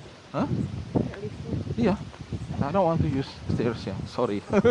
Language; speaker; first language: English; non-native, fluent; Indonesian